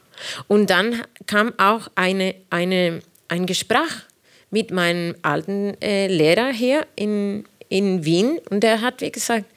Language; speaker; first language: German; non-native, fluent; Spanish